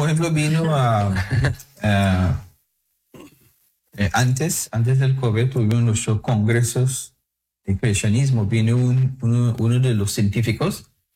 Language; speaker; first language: Spanish; non-native, fluent; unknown